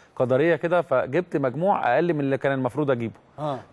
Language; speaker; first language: Arabic; native; Arabic